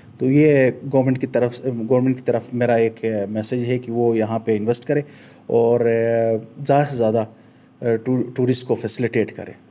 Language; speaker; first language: Urdu; non-native, local second language; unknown